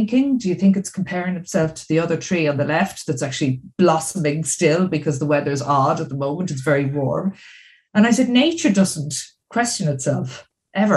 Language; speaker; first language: English; native; English